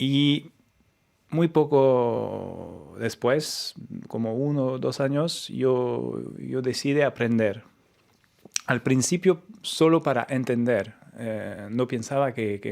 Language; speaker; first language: Spanish; non-native, fluent; French